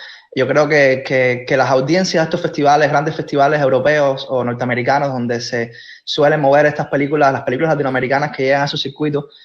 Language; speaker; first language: Spanish; native; Spanish